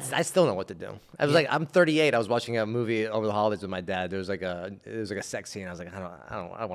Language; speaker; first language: English; native; English